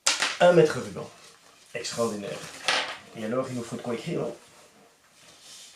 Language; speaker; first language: French; native; French